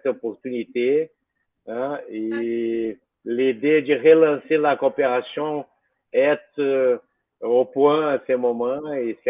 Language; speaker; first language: French; non-native, fluent; Portuguese